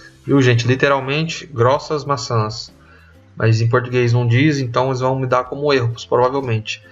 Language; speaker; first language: Portuguese; non-native, fluent; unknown